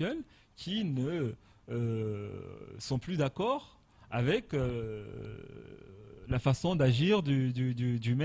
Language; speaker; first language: French; non-native, local second language; Comorian